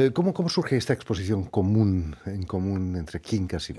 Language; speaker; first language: Spanish; native; Spanish